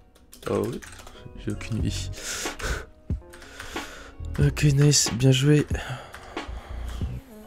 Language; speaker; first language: French; native; French